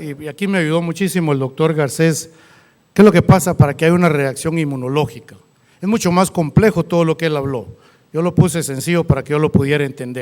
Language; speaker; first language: Spanish; native; Spanish